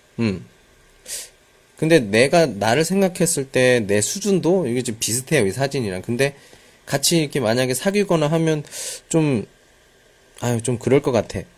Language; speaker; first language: Korean; native; Korean